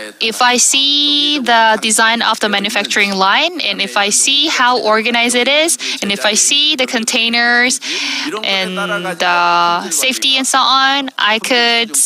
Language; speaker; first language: English; non-native, fluent; Korean